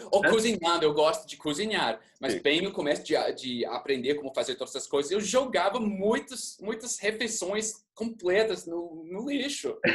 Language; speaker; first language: Portuguese; non-native, fluent; English